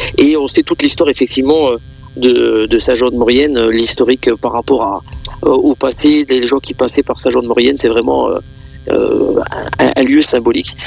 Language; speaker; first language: French; native; French